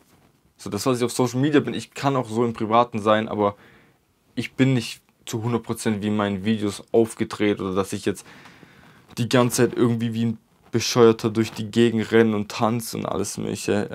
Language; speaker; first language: German; native; German